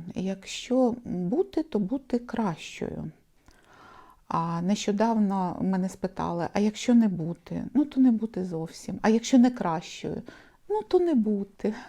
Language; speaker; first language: Ukrainian; non-native, local second language; Russian